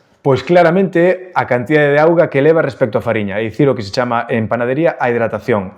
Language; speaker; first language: Galician; non-native, local second language; Spanish